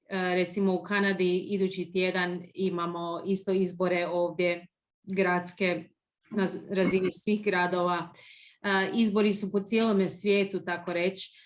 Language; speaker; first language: Bosnian; early bilingual, heritage; Croatian